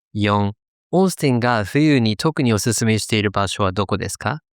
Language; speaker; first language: Japanese; non-native, fluent; English